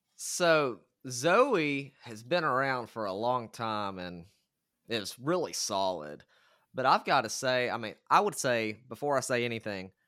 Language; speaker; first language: English; native; English